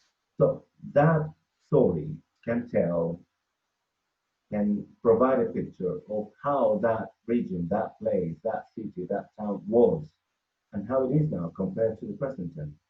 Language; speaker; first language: English; non-native, fluent; Spanish